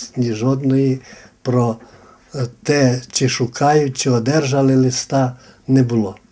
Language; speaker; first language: Ukrainian; native; Ukrainian